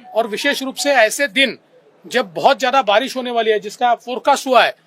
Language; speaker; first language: Hindi; non-native, local second language; Marathi